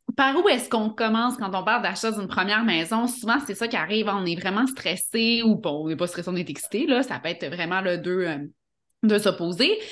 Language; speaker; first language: French; native; French